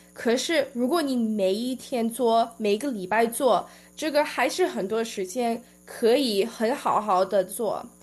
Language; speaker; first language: Chinese; early bilingual, heritage; Chinese